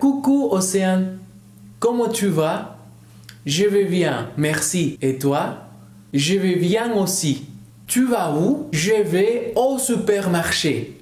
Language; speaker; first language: French; non-native, fluent; Spanish